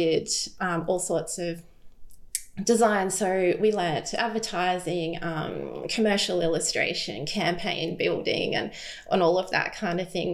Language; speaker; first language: English; native; English